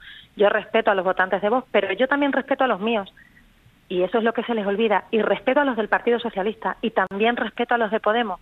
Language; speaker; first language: Spanish; native; Spanish